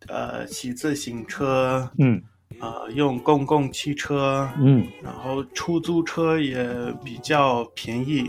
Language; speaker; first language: Chinese; non-native, fluent; English